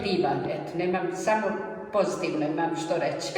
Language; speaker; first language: Croatian; native; Croatian